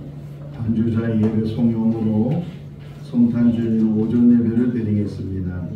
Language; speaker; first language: Korean; native; Korean